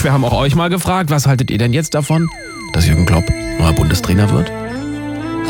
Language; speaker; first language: German; native; German